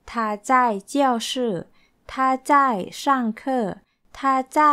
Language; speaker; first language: Chinese; non-native, fluent; Thai